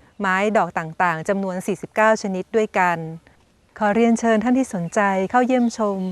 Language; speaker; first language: Thai; native; Thai